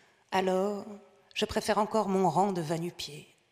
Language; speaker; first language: French; early bilingual, heritage; French